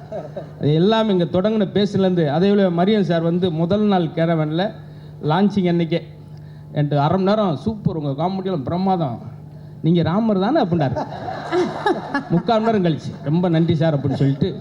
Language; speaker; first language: Tamil; native; Tamil